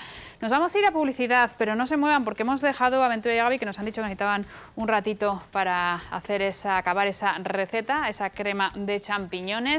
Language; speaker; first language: Spanish; native; Spanish